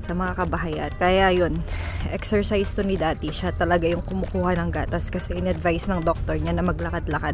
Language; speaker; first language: Filipino; native; Filipino